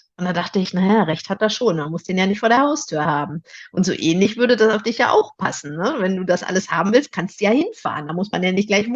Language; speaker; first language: German; native; German